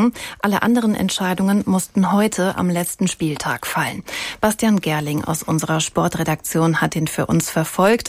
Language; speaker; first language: German; native; German